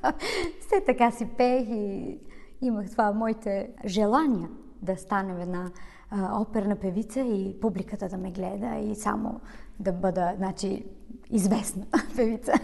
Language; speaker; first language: Bulgarian; early bilingual, heritage; Bulgarian